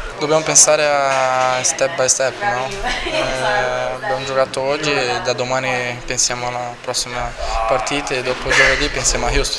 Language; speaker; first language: Italian; non-native, fluent; Portuguese